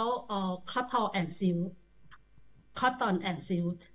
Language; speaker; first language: English; non-native, learner; Thai